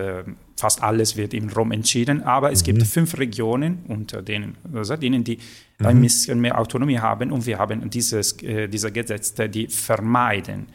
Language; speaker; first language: German; non-native, fluent; Italian